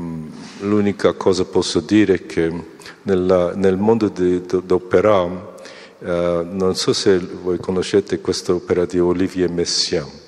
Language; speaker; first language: Italian; non-native, fluent; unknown